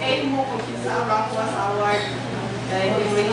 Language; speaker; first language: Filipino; non-native, local second language; Cebuano